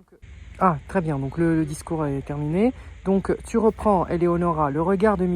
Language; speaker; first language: French; native; French